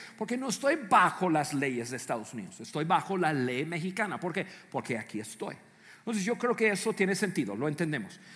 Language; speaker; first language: Spanish; non-native, fluent; English